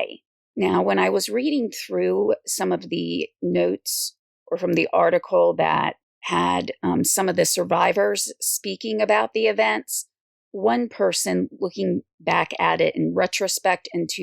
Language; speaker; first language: English; native; English